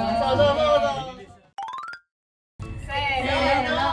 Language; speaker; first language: Japanese; non-native, learner; Indonesian